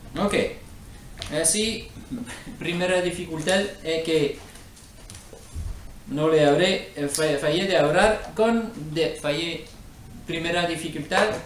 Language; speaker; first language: Spanish; non-native, learner; French